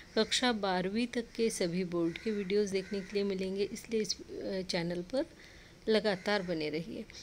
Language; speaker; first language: Hindi; non-native, local second language; Marathi